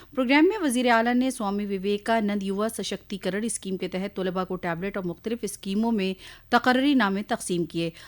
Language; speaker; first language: Urdu; native; Urdu